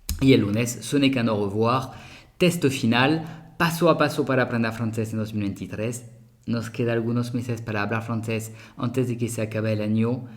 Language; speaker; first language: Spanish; non-native, fluent; French